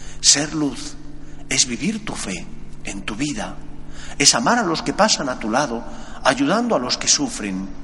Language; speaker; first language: Spanish; native; Spanish